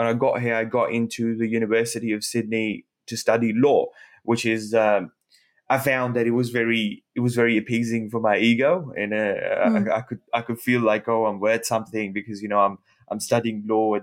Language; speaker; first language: English; non-native, local second language; Urdu